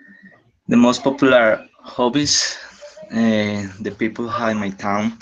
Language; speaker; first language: English; non-native, learner; Spanish